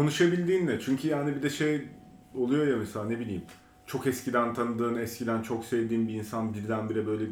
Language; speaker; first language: Turkish; native; Turkish